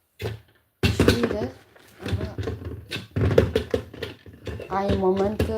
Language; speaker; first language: German; non-native, learner; Tigrinya